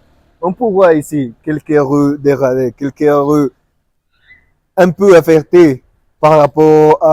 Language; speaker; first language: French; non-native, learner; Spanish